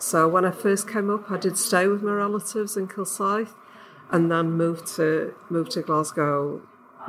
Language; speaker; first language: English; native; English